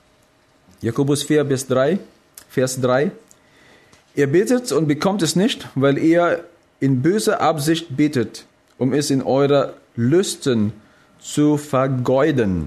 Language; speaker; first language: German; non-native, fluent; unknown